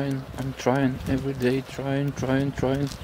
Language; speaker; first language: English; non-native, learner; Russian